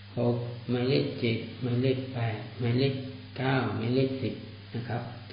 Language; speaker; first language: Thai; non-native, local second language; Malay